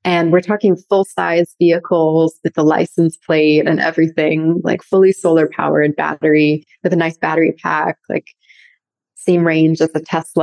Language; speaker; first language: English; native; English